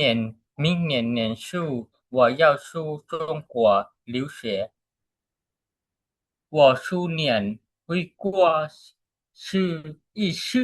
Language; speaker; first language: Chinese; non-native, learner; Lao